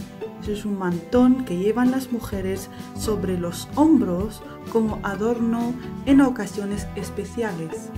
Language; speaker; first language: Spanish; non-native, fluent; Arabic